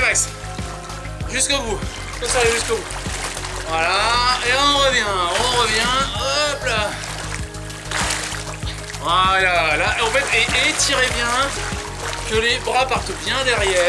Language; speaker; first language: French; native; French